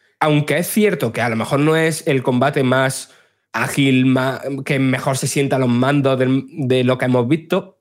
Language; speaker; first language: Spanish; native; Spanish